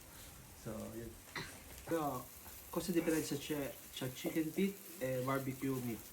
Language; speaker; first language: Italian; non-native, fluent; Filipino